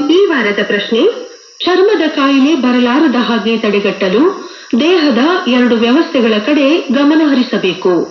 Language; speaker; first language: Kannada; native; Kannada